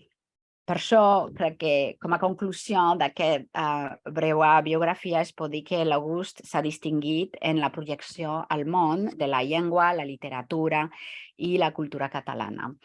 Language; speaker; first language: Catalan; non-native, fluent; French